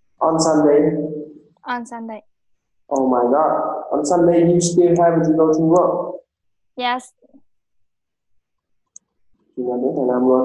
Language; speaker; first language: English; non-native, learner; Vietnamese